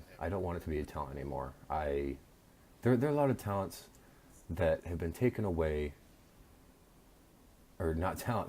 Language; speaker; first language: English; native; English